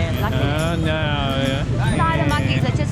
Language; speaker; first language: English; non-native, learner; Vietnamese